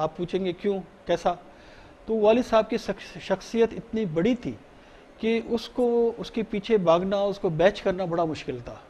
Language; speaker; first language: Urdu; non-native, local second language; Baluchi